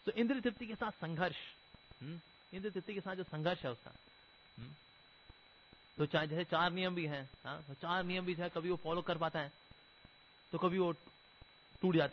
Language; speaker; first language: Hindi; native; Hindi